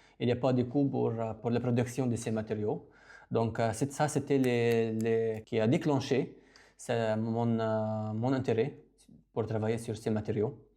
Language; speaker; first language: French; non-native, local second language; Arabic